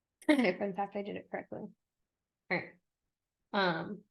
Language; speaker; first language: English; native; English